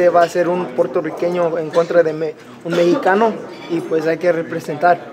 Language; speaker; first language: Spanish; early bilingual, other home language; English